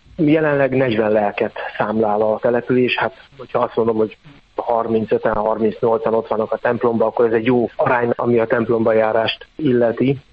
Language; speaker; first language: Hungarian; native; Hungarian